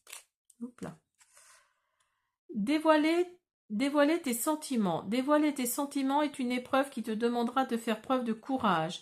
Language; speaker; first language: French; native; French